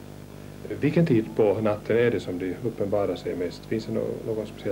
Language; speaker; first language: Swedish; native; Swedish